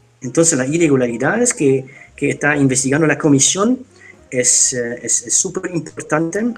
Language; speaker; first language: Spanish; non-native, fluent; Dutch